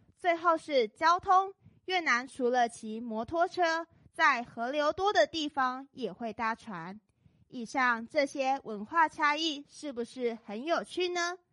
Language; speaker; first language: Chinese; native; Chinese